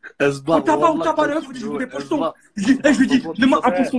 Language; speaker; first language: French; native; French